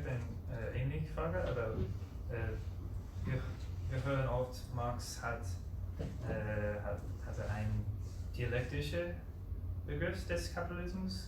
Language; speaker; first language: German; non-native, learner; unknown